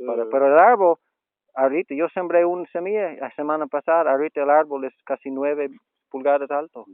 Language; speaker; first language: Spanish; non-native, learner; English